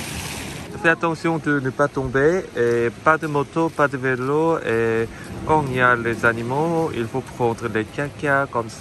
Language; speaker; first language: French; non-native, fluent; Korean